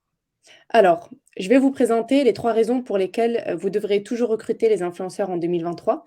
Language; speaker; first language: French; native; French